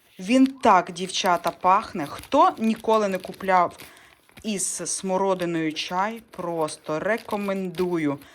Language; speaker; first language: Ukrainian; non-native, local second language; Russian